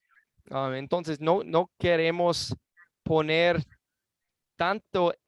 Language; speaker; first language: Spanish; non-native, fluent; English